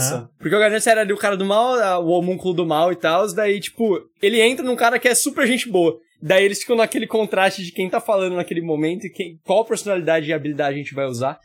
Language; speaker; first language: Portuguese; native; Portuguese